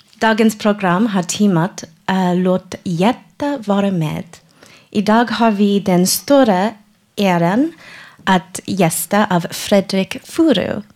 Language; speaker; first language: Swedish; non-native, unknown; English